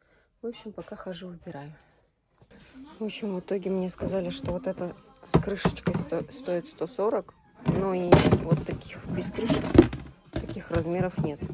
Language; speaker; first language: Russian; native; Russian